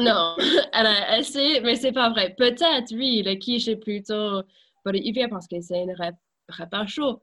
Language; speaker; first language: French; non-native, fluent; English